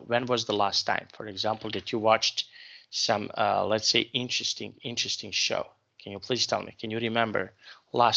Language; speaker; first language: English; non-native, fluent; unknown